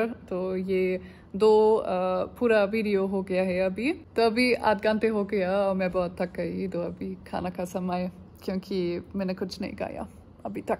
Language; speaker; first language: Hindi; non-native, learner; German